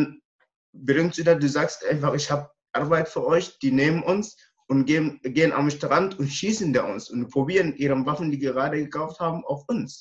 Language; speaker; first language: German; non-native, learner; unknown